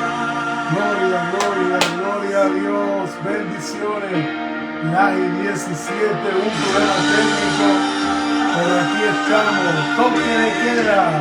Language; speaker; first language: Spanish; native; Spanish